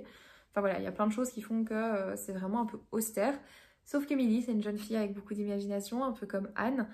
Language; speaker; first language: French; native; French